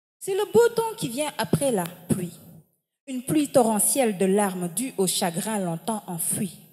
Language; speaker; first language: French; non-native, local second language; Wolof